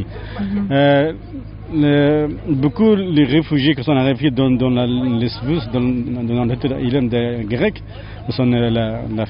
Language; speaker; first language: French; non-native, learner; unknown